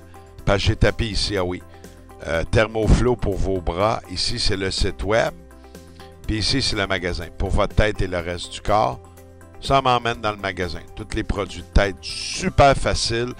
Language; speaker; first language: French; native; French